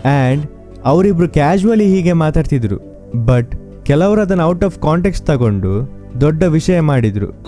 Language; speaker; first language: Kannada; native; Kannada